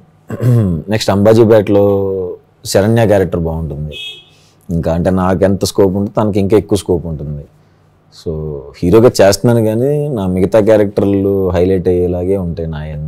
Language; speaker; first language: Telugu; native; Telugu